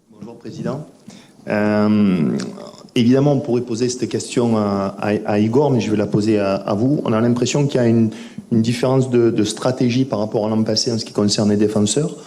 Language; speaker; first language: French; native; French